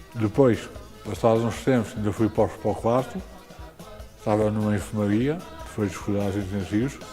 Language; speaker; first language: Portuguese; native; Portuguese